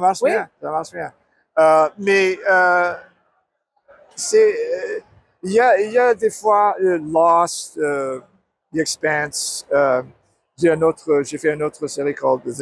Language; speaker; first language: French; non-native, learner; English